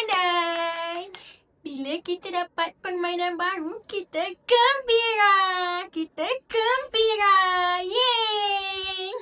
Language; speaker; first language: Malay; native; Malay